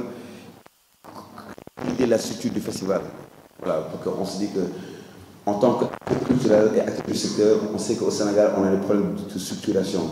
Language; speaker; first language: French; non-native, local second language; Wolof